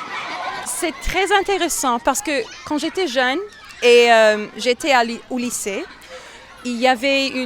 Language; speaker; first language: French; non-native, fluent; English